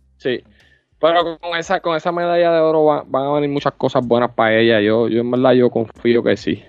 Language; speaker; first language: Spanish; native; Spanish